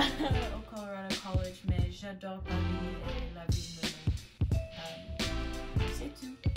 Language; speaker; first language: French; non-native, learner; English